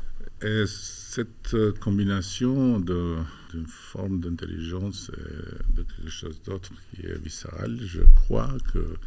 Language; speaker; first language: French; non-native, fluent; Albanian